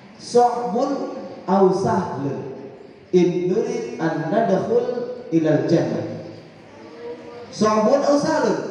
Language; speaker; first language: Arabic; non-native, learner; Indonesian